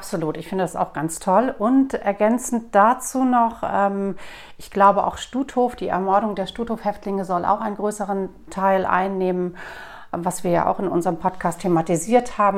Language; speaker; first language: German; native; German